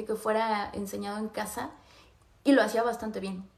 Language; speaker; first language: Spanish; native; Spanish